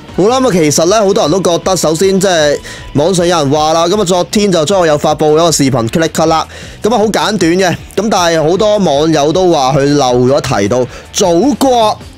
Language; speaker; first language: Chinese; non-native, local second language; Cantonese